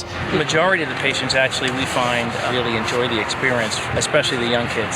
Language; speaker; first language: English; native; English